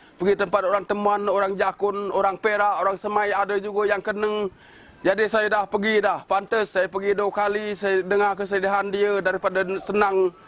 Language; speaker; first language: Malay; non-native, local second language; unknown